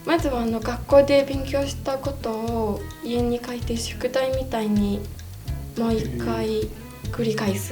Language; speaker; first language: Japanese; non-native, fluent; Mongolian